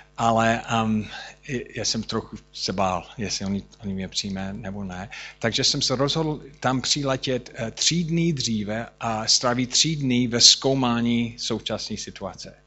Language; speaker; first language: Czech; non-native, fluent; English